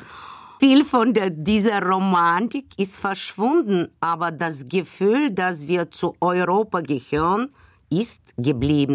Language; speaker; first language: German; non-native, fluent; Bulgarian